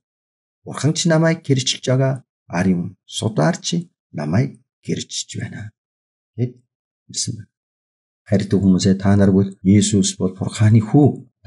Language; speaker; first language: Mongolian; non-native, fluent; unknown